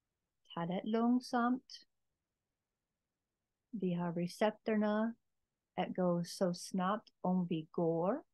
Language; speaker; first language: Swedish; non-native, learner; English